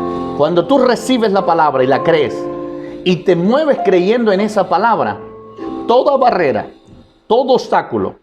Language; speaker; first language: Spanish; native; Spanish